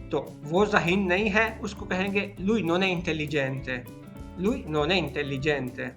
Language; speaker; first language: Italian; non-native, fluent; Urdu